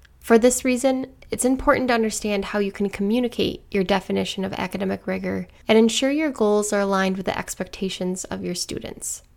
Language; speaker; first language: English; native; English